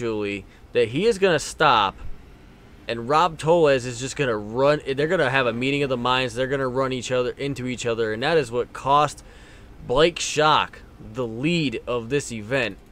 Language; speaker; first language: English; native; English